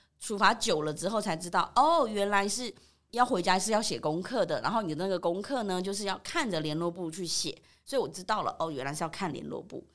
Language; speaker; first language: Chinese; early bilingual, other home language; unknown